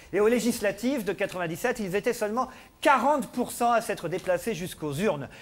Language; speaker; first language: French; native; French